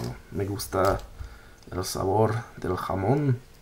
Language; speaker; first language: Spanish; non-native, learner; English